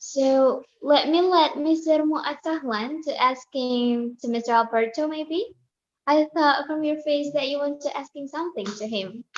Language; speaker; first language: English; non-native, learner; Indonesian